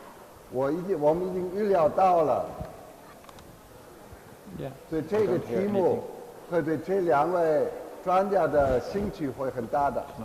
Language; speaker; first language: Chinese; non-native, fluent; German